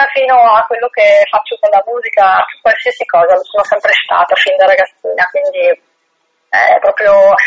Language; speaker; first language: Italian; native; Italian